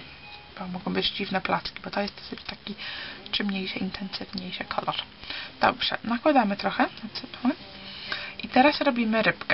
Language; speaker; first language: Polish; early bilingual, heritage; Polish